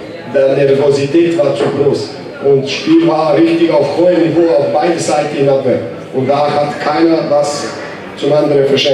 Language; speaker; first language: German; non-native, fluent; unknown